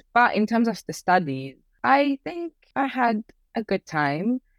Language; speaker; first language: English; early bilingual, other home language; Persian